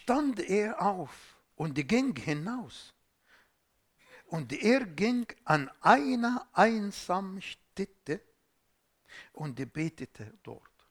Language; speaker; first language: German; non-native, fluent; Arabic